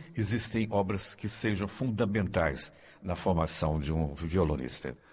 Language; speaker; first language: Portuguese; native; Portuguese